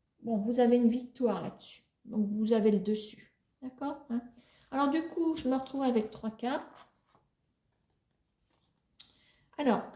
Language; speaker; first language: French; native; French